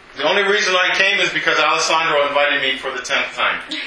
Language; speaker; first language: English; native; English